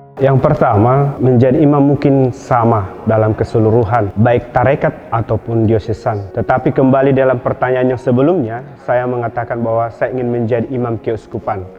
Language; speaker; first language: Indonesian; non-native, local second language; Batak Toba